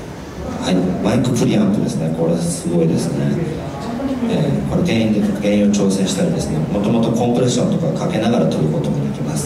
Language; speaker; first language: Japanese; native; Japanese